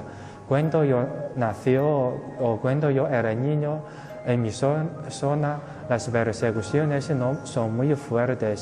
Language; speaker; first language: Spanish; non-native, fluent; Chinese